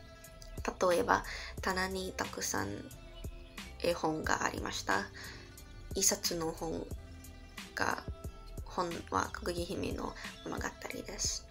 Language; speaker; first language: Japanese; non-native, learner; English